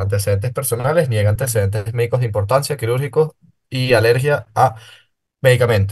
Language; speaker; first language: Spanish; native; Spanish